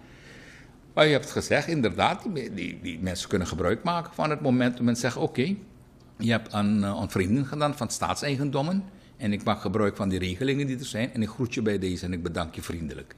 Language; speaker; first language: Dutch; native; Dutch